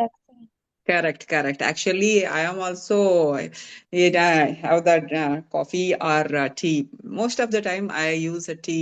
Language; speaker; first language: English; non-native, learner; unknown